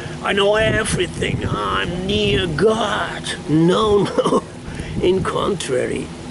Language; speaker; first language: English; non-native, learner; German